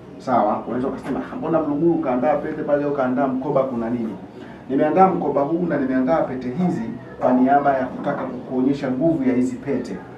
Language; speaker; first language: Swahili; native; Swahili